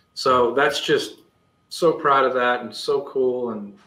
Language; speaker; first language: English; native; English